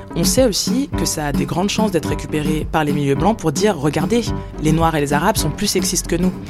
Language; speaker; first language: French; native; French